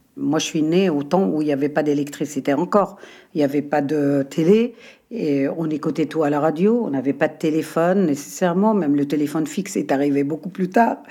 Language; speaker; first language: French; non-native, fluent; Arabic